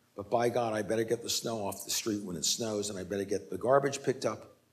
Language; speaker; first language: English; native; English